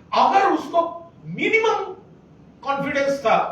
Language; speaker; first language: Hindi; non-native, local second language; Bangla